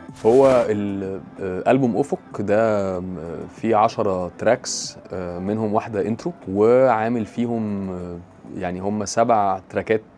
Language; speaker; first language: Arabic; native; Arabic